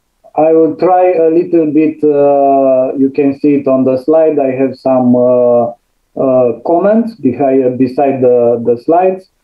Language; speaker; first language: English; non-native, fluent; Romanian